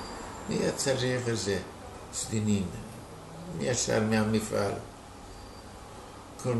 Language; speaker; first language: Hebrew; non-native, fluent; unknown